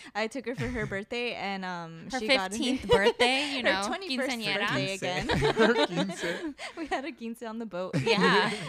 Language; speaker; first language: English; native; English